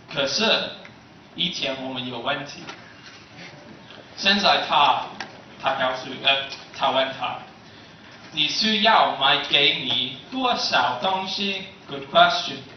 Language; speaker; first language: Chinese; non-native, learner; English